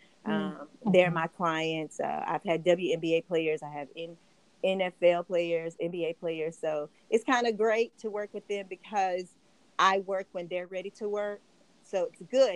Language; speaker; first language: English; native; English